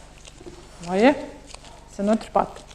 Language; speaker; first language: French; non-native, learner; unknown